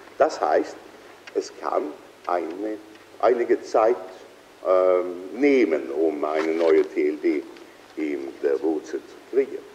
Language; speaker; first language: German; non-native, fluent; Swedish